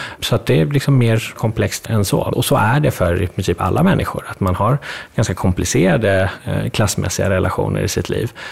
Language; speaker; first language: Swedish; early bilingual, other home language; Persian